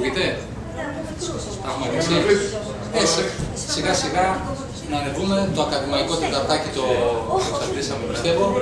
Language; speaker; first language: Greek; native; Greek